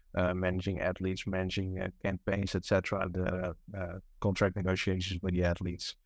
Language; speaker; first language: English; non-native, fluent; Dutch